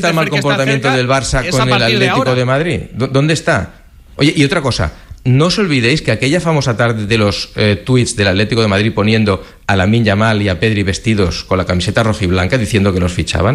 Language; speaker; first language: Spanish; native; Spanish